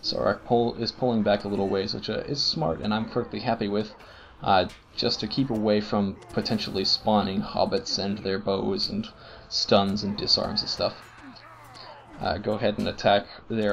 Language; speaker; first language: English; native; English